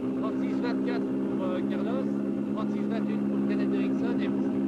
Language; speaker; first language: French; native; French